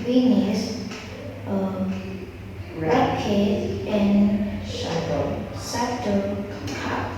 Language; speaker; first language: English; non-native, learner; Vietnamese